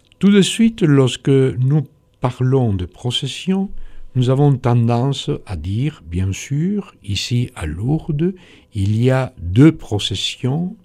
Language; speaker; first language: French; non-native, fluent; Spanish